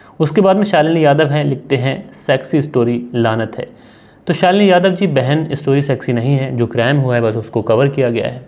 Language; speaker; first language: Hindi; native; Hindi